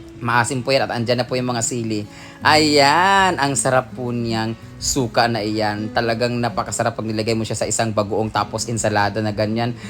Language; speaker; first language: Filipino; non-native, local second language; Cebuano